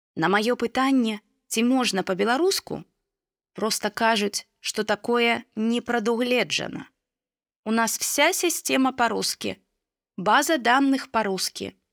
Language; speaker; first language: Belarusian; non-native, local second language; Russian